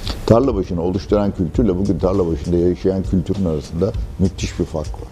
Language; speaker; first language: Turkish; native; Turkish